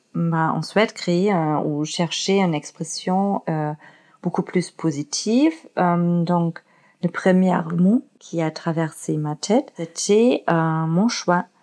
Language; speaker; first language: French; non-native, fluent; German